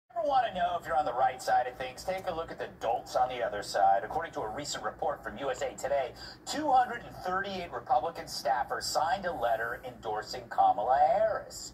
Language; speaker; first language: English; native; English